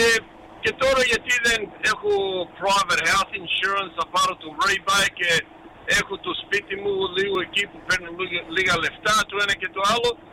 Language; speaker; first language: Greek; early bilingual, heritage; Greek